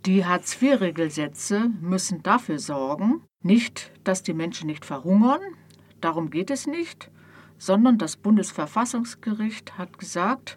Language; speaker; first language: German; native; German